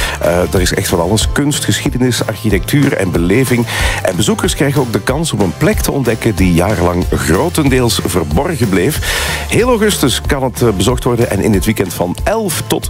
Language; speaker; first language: Dutch; native; Dutch